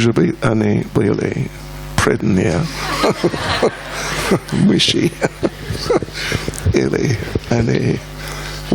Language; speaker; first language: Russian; non-native, learner; English